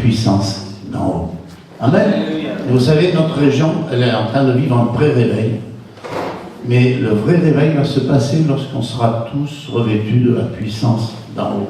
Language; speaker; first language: French; native; French